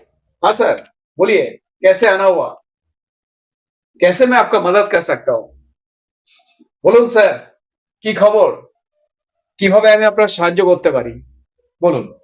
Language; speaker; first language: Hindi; non-native, local second language; Bangla